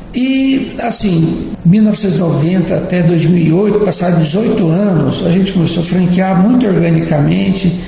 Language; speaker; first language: Portuguese; native; Portuguese